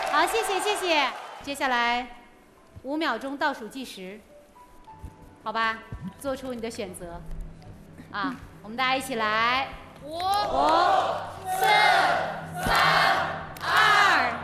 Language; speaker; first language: Chinese; native; Chinese